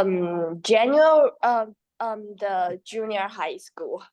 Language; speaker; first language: English; non-native, learner; Chinese